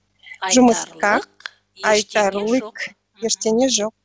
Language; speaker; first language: Kazakh; non-native, learner; Russian